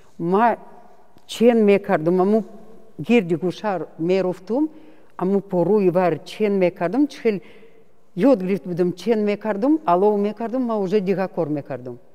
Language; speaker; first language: Tajik; non-native, fluent; Russian